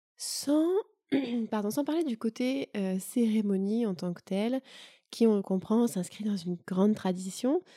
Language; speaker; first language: French; native; French